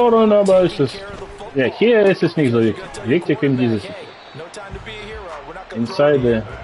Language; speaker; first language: German; non-native, learner; Russian